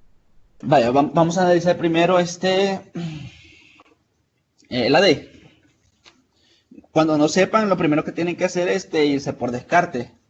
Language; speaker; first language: Spanish; native; Spanish